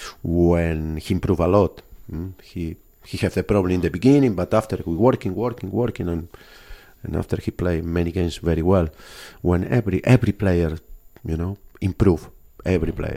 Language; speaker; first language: English; non-native, fluent; Spanish